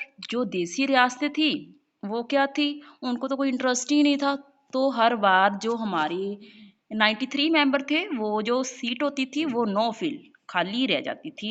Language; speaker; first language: Hindi; non-native, local second language; Punjabi